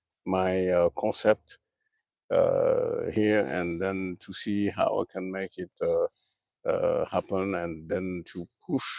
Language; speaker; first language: English; non-native, learner; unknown